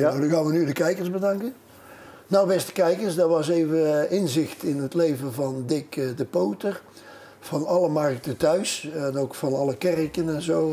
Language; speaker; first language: Dutch; native; Dutch